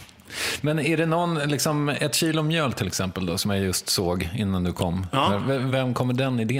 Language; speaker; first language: Swedish; native; Swedish